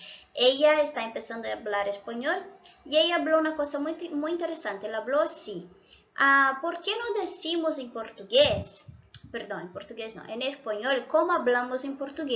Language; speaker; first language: Spanish; non-native, fluent; Portuguese